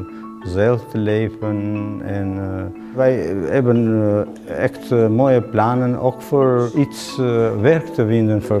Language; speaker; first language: Dutch; non-native, learner; Albanian